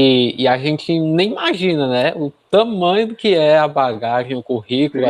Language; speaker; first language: Portuguese; native; Portuguese